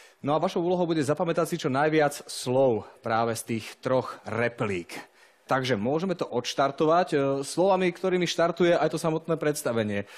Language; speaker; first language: Slovak; native; Slovak